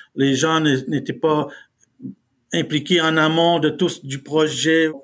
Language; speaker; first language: French; non-native, fluent; Innu-aimun